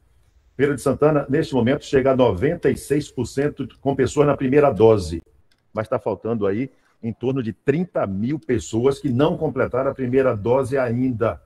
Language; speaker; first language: Portuguese; native; Portuguese